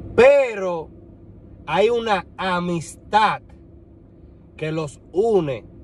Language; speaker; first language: Spanish; native; Spanish